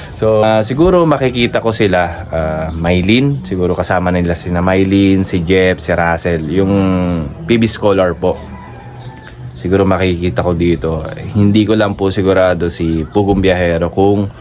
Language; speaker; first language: Filipino; native; Filipino